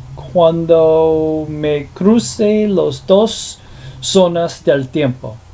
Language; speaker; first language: Spanish; non-native, learner; English